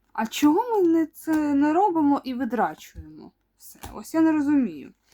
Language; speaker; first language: Ukrainian; non-native, local second language; Russian